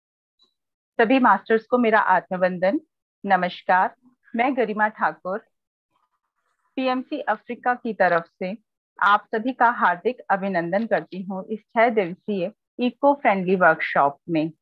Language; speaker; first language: Hindi; native; Hindi